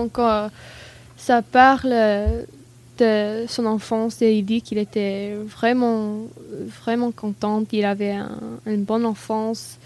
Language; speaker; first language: French; non-native, learner; English